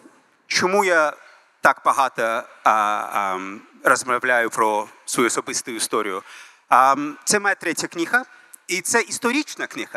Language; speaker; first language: Ukrainian; early bilingual, heritage; Ukrainian